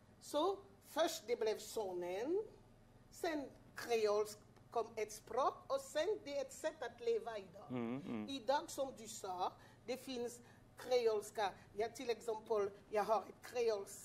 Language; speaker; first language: Swedish; non-native, fluent; French